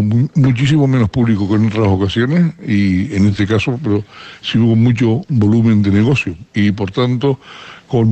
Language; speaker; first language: Spanish; native; Spanish